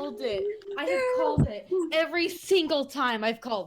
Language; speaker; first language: English; native; English